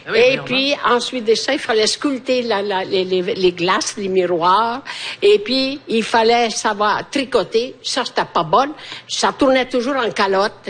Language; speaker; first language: French; non-native, fluent; Italian